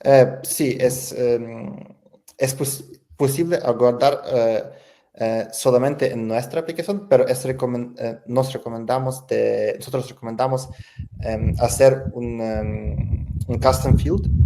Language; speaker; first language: Spanish; non-native, learner; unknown